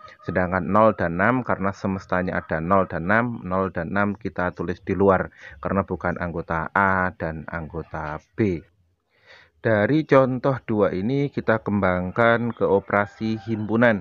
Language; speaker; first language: Indonesian; native; Indonesian